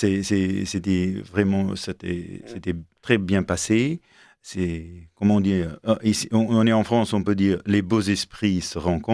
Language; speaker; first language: French; non-native, fluent; Portuguese